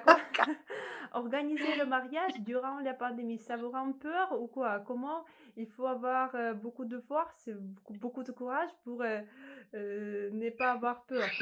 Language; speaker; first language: French; non-native, fluent; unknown